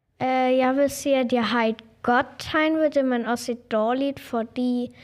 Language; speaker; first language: Danish; non-native, local second language; German